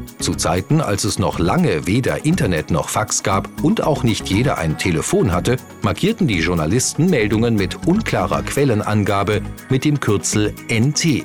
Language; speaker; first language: German; native; German